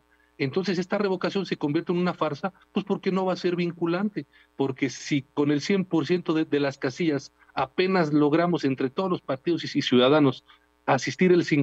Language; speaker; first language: Spanish; native; Spanish